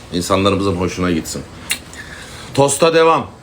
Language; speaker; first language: Turkish; native; Turkish